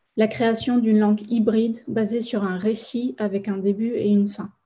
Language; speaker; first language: French; non-native, fluent; Spanish